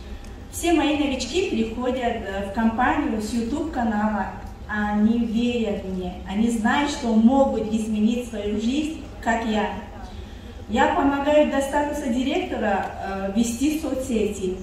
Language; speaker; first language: Russian; non-native, fluent; Tajik